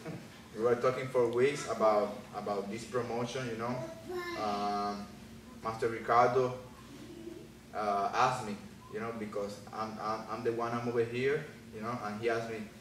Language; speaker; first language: English; non-native, learner; Spanish